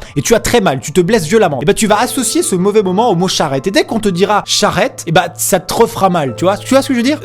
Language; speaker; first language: French; native; French